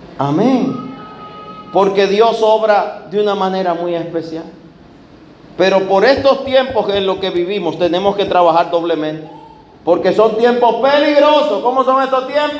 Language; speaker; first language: Spanish; native; Spanish